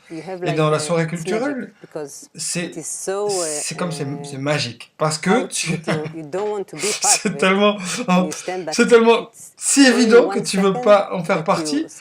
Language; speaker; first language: French; non-native, fluent; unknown